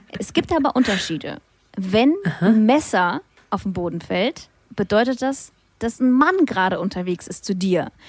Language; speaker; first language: German; early bilingual, other home language; Russian